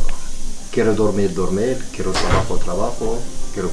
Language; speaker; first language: Spanish; non-native, learner; Arabic